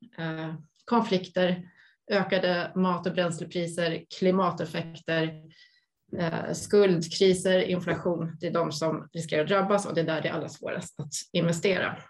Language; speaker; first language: Swedish; native; Swedish